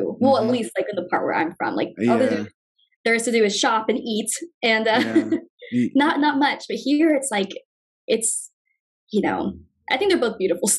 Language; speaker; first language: English; native; English